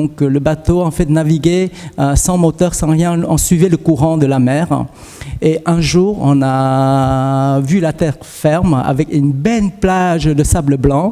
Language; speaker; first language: French; early bilingual, other home language; Vietnamese